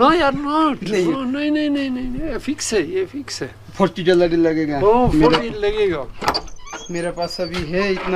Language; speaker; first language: Hindi; non-native, learner; Bangla